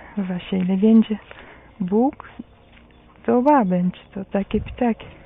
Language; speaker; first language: Polish; non-native, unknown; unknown